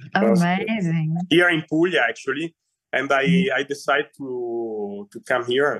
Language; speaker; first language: English; non-native, fluent; Italian